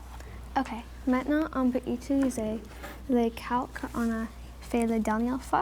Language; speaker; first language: French; non-native, local second language; English